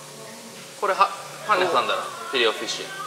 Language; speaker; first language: Japanese; native; Japanese